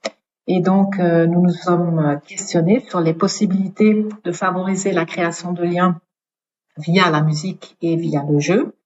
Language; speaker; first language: French; native; French